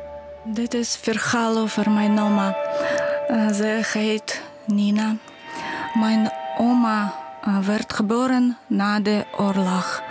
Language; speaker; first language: Dutch; non-native, learner; Ukrainian